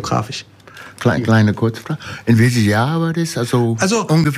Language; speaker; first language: German; non-native, fluent; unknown